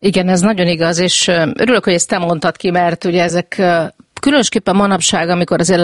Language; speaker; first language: Hungarian; native; Hungarian